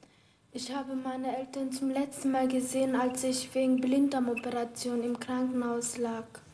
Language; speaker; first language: German; non-native, fluent; Korean